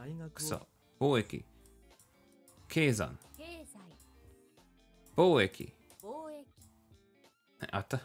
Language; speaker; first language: Japanese; non-native, learner; English